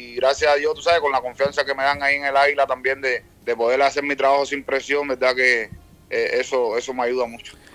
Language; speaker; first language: Spanish; native; Spanish